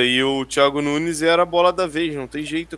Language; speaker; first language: Portuguese; native; Portuguese